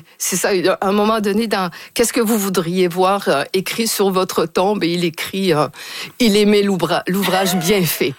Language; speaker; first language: French; native; French